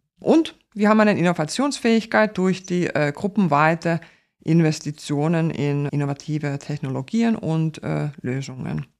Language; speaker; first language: German; non-native, fluent; Finnish